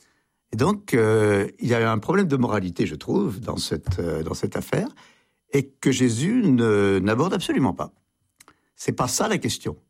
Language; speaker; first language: French; native; French